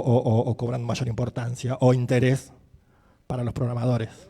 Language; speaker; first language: Spanish; native; Spanish